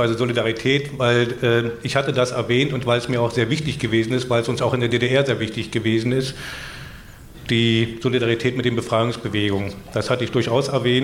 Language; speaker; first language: German; native; German